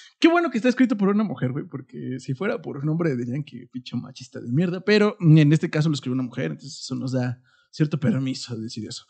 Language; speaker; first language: Spanish; native; Spanish